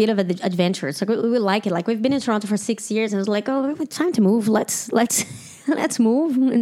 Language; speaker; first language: English; non-native, fluent; Portuguese